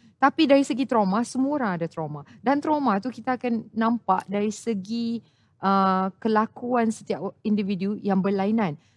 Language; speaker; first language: Malay; non-native, local second language; English